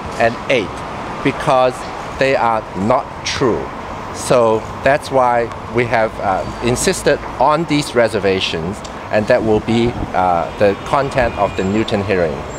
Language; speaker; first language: English; non-native, local second language; Cantonese